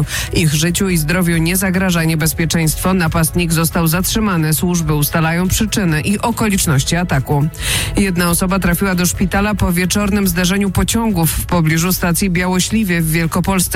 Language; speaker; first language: Polish; native; Polish